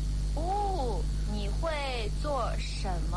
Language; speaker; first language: Chinese; non-native, fluent; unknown